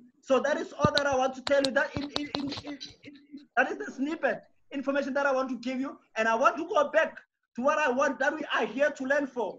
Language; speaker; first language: English; non-native, local second language; Northern Sotho